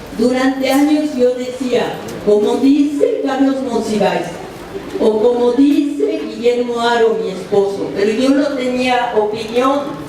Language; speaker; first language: Spanish; early bilingual, other home language; French